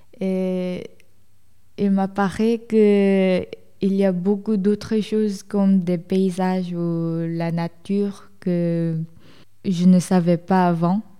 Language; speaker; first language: French; non-native, fluent; Korean